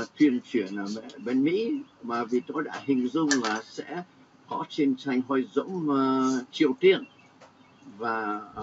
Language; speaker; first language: Vietnamese; non-native, fluent; English